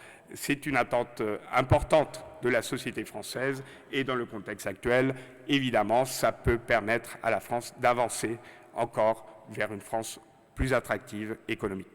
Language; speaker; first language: French; native; French